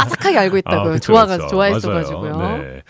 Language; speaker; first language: Korean; native; Korean